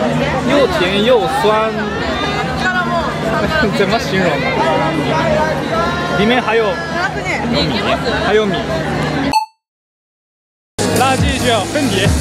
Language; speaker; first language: Chinese; non-native, fluent; Japanese